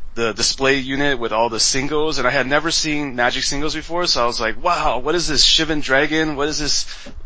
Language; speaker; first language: English; native; English